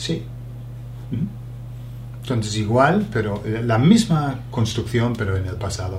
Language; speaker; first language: Spanish; non-native, learner; English